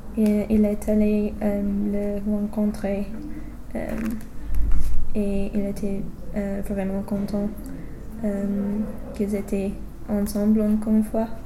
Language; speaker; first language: French; non-native, fluent; English